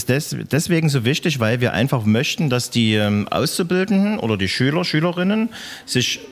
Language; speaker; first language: German; native; German